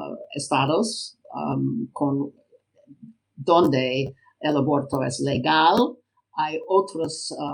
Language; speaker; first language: Spanish; non-native, learner; English